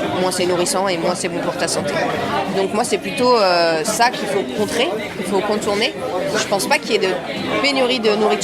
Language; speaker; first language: French; native; French